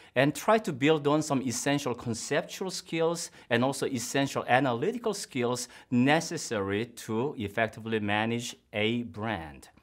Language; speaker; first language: English; non-native, fluent; Korean